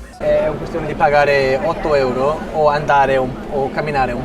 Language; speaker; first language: Italian; non-native, learner; English